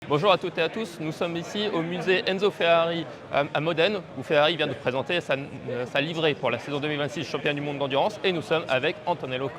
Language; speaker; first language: French; native; French